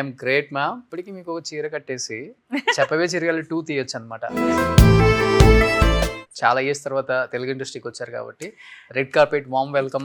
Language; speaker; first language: Telugu; native; Telugu